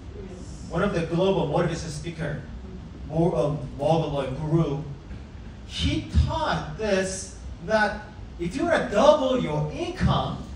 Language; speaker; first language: English; non-native, fluent; Korean